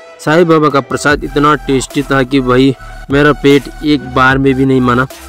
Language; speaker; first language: Hindi; native; Hindi